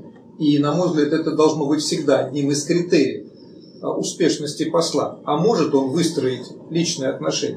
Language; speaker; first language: Russian; native; Russian